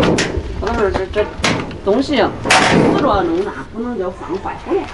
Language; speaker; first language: Chinese; native; Chinese